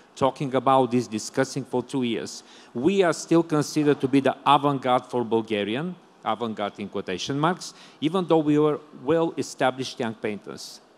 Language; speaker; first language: English; non-native, fluent; Bulgarian